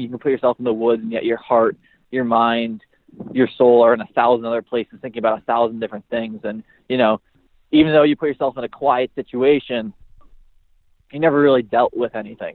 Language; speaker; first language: English; native; English